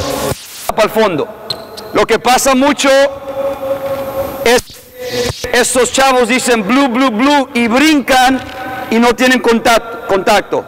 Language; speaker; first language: Spanish; early bilingual, heritage; English